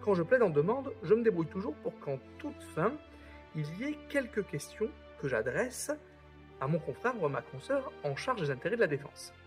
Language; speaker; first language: French; native; French